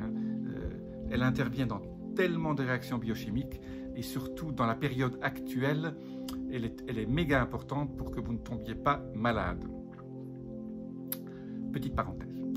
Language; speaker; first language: French; native; French